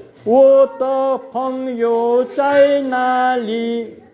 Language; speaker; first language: Chinese; non-native, learner; Nepali